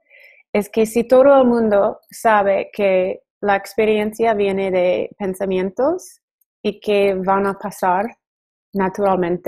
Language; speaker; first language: Spanish; non-native, learner; English